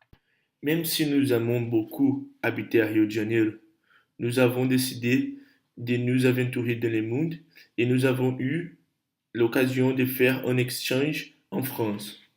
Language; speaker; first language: French; non-native, learner; Portuguese